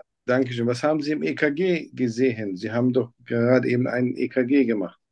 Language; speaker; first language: German; non-native, fluent; Turkish